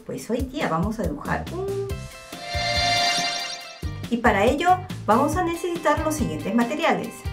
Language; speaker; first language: Spanish; native; Spanish